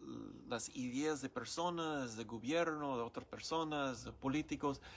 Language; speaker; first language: Spanish; non-native, learner; English